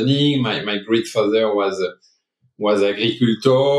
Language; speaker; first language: English; non-native, fluent; French